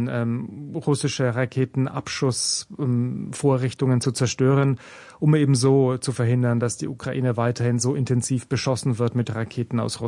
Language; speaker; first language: German; native; German